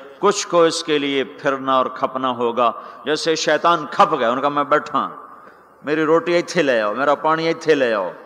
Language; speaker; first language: Urdu; non-native, local second language; Punjabi